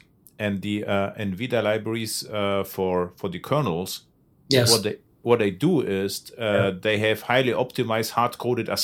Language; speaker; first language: English; non-native, fluent; German